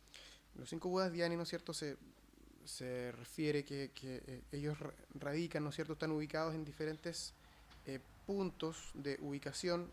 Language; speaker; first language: Spanish; native; Spanish